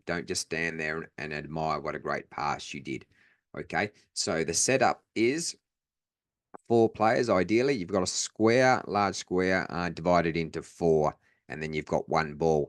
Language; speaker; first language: English; native; English